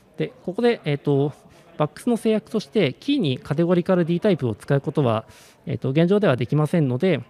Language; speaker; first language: Japanese; native; Japanese